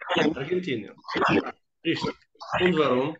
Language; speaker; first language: German; non-native, fluent; Hebrew